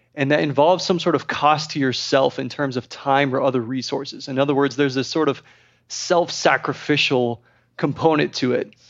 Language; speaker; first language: English; native; English